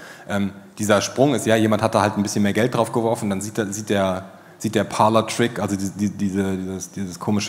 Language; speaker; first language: German; native; German